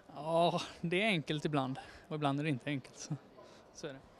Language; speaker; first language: Swedish; native; Swedish